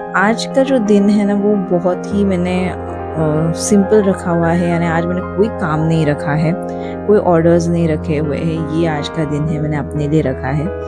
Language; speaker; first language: Hindi; non-native, local second language; Marathi